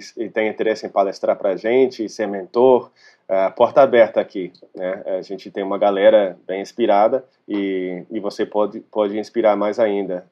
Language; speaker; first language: Portuguese; non-native, fluent; English